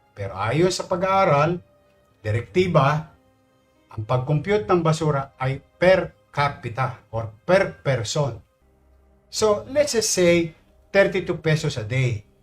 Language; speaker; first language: Filipino; native; Filipino